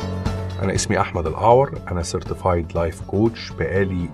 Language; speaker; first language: Arabic; native; Arabic